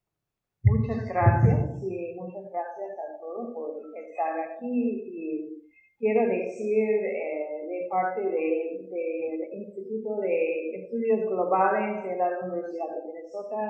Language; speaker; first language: Spanish; non-native, fluent; English